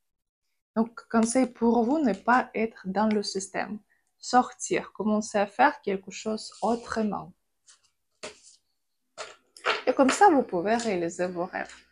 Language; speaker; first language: French; non-native, fluent; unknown